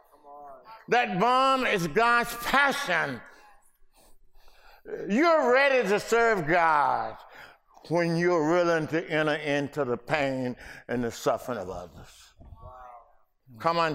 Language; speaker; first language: English; early bilingual, other home language; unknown